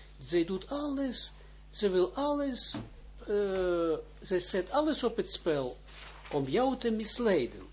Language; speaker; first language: Dutch; non-native, fluent; Hebrew